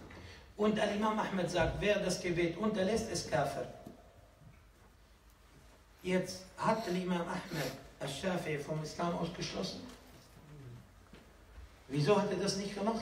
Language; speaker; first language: German; non-native, fluent; Arabic